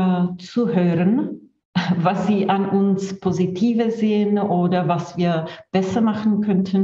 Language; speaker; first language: German; non-native, fluent; Czech